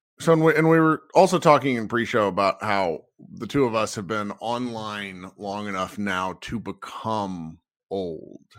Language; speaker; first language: English; native; English